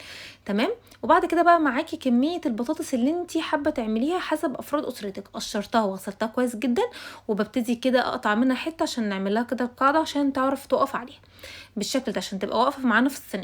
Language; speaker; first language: Arabic; native; Arabic